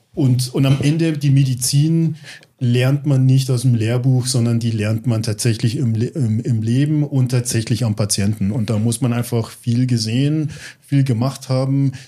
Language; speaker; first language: German; early bilingual, other home language; English